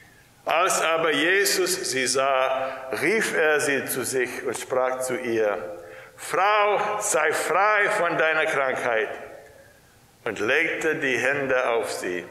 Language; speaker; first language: German; non-native, fluent; English